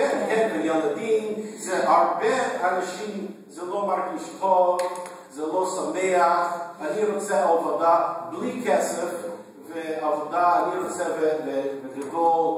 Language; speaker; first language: Hebrew; non-native, learner; English